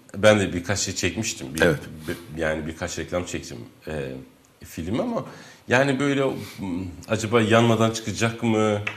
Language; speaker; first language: Turkish; non-native, local second language; Kurdish